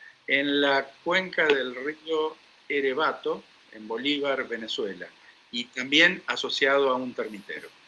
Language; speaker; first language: Spanish; native; Spanish